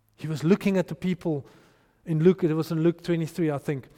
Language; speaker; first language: English; non-native, local second language; Afrikaans